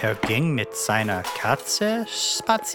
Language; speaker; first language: German; non-native, learner; English